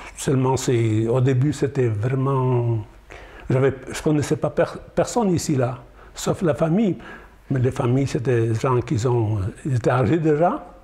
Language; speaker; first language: French; non-native, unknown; Polish